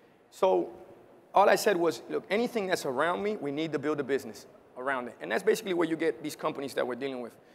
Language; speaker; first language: English; early bilingual, other home language; Spanish